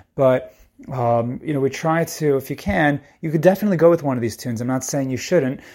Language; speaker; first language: English; native; English